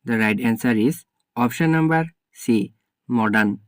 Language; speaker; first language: English; non-native, local second language; Assamese